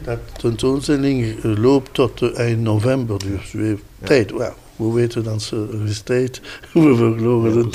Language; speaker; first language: Dutch; non-native, local second language; French